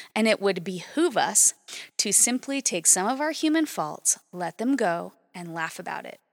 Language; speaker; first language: English; native; English